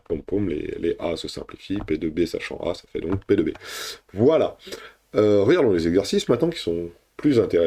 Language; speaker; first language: French; native; French